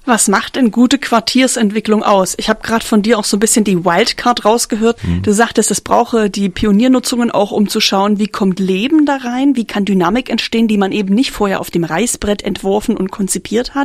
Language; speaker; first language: German; native; German